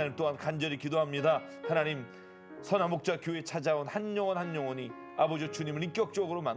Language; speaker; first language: Korean; native; Korean